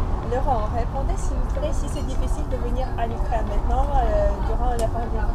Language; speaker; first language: French; non-native, learner; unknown